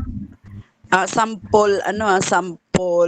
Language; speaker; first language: English; non-native, local second language; Filipino